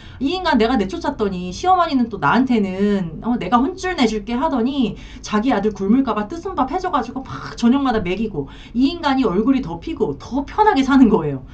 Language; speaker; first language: Korean; native; Korean